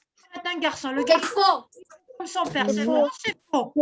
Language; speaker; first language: French; non-native, local second language; Arabic